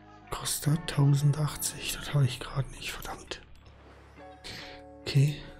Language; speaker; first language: German; native; German